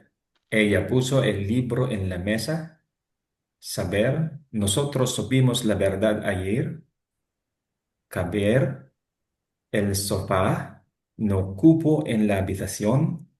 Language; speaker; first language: Spanish; non-native, learner; Filipino